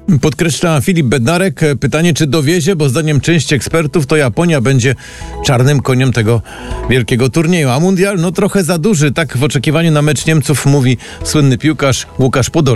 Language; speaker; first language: Polish; native; Polish